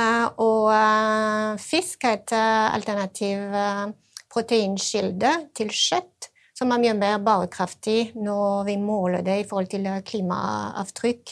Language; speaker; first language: Norwegian; non-native, fluent; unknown